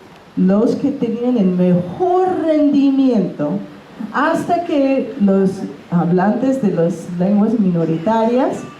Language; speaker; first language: Spanish; non-native, fluent; English